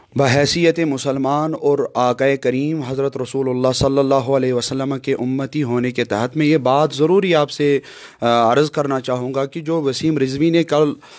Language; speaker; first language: Hindi; non-native, local second language; Kashmiri